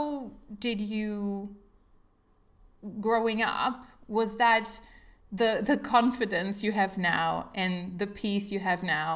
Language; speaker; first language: English; non-native, fluent; German